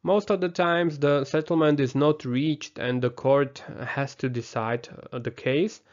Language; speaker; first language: English; non-native, fluent; Slovak